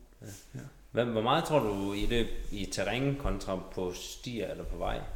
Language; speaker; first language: Danish; native; Danish